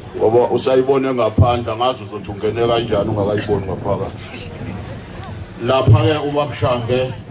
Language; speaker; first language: Zulu; non-native, local second language; Xhosa